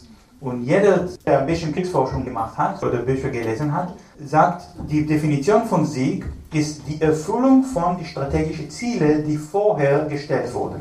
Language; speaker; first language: German; non-native, fluent; Hebrew